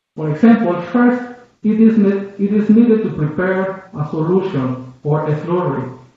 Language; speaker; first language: English; non-native, fluent; Spanish